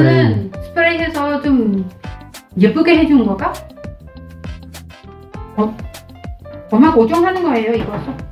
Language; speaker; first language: Korean; non-native, fluent; Vietnamese